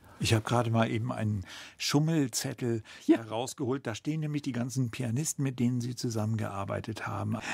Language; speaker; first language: German; native; German